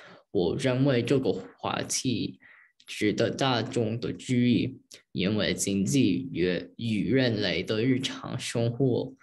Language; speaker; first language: Chinese; early bilingual, heritage; Chinese